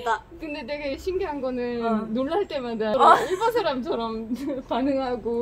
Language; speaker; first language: Korean; non-native, fluent; French